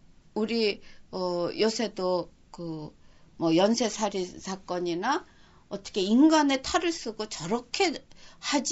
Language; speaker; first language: Korean; native; Korean